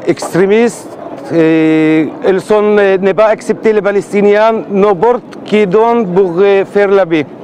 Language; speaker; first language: French; non-native, learner; Arabic